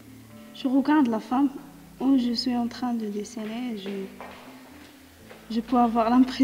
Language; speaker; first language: French; non-native, local second language; Arabic